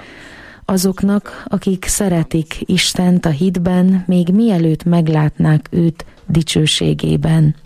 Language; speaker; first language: Hungarian; native; Hungarian